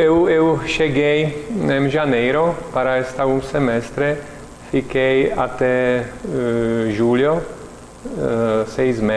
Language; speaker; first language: Portuguese; non-native, learner; Czech